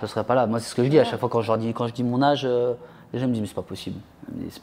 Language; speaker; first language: French; native; French